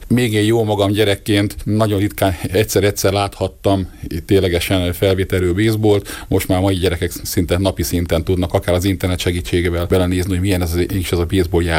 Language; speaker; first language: Hungarian; native; Hungarian